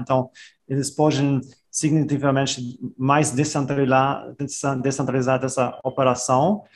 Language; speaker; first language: Portuguese; non-native, fluent; German